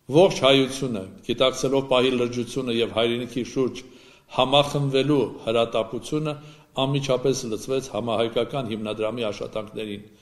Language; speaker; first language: Armenian; native; Armenian